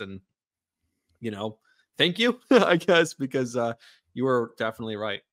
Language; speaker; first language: English; native; English